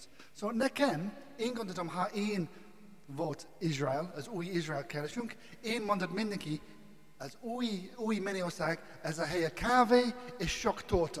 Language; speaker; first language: Hungarian; non-native, learner; English